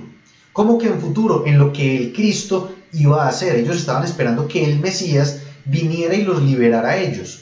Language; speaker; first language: Spanish; native; Spanish